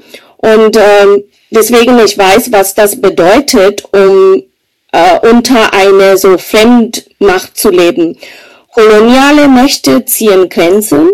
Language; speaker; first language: German; non-native, fluent; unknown